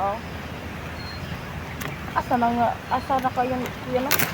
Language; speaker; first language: Filipino; non-native, local second language; Cebuano